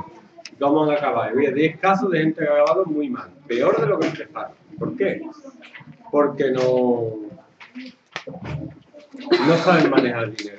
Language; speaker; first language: Spanish; native; Spanish